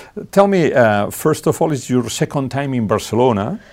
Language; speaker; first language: English; non-native, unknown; Catalan